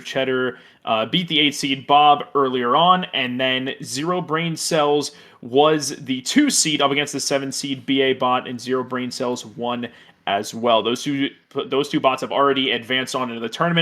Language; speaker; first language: English; native; English